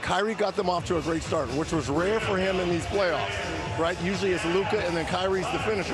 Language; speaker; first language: English; native; English